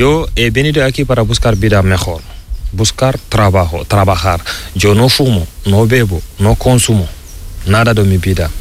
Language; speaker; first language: Spanish; non-native, learner; Fula